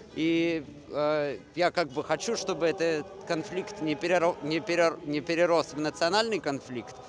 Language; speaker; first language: Russian; native; Russian